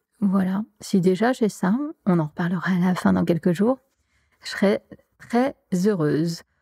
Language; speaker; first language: French; native; French